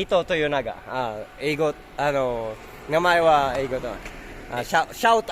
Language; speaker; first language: Japanese; non-native, learner; Filipino